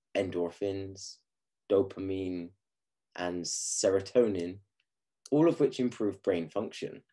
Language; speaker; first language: English; native; English